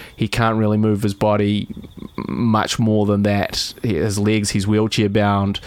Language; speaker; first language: English; native; English